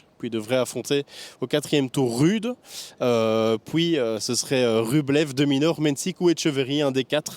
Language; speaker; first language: French; native; French